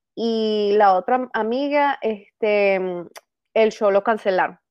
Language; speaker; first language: Spanish; native; Spanish